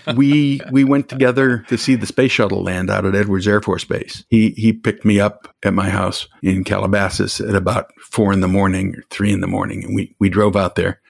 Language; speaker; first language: English; native; English